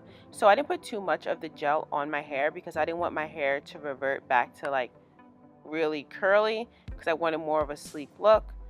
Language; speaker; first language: English; native; English